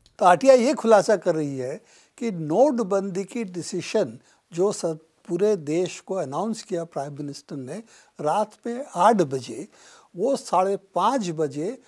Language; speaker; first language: Hindi; non-native, local second language; Bangla